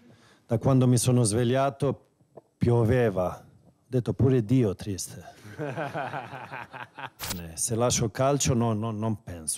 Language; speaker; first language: Italian; non-native, fluent; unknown